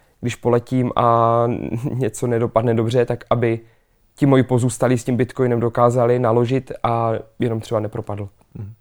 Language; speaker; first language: Czech; native; Czech